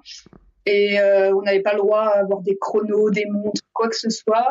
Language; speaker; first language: French; native; French